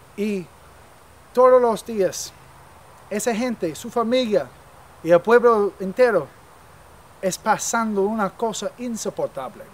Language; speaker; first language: Spanish; non-native, fluent; English